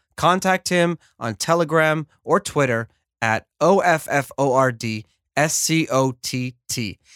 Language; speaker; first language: English; native; English